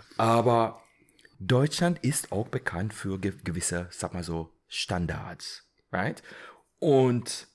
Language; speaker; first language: German; non-native, fluent; English